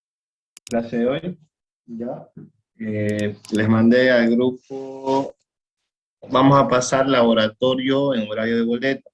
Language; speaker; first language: Spanish; native; Spanish